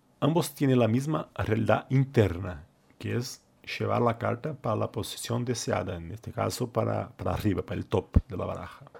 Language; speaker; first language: Spanish; non-native, fluent; Portuguese